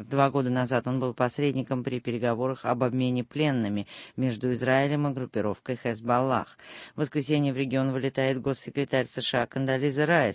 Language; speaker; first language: Russian; native; Russian